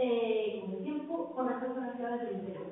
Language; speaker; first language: Spanish; native; Spanish